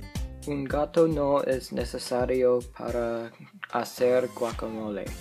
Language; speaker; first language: Spanish; non-native, learner; English